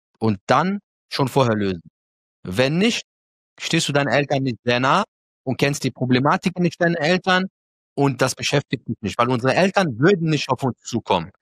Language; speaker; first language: German; early bilingual, other home language; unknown